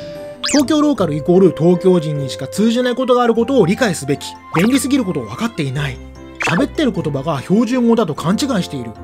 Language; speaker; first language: Japanese; native; Japanese